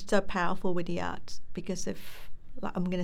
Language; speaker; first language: English; non-native, local second language; Filipino